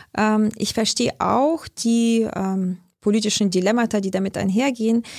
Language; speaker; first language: German; early bilingual, other home language; Lithuanian